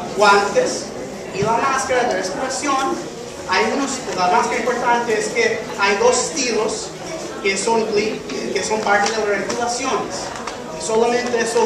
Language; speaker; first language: Spanish; early bilingual, heritage; English